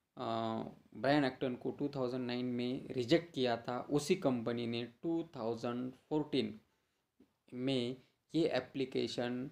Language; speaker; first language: Hindi; non-native, local second language; Marathi